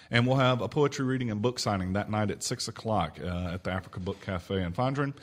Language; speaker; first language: English; native; English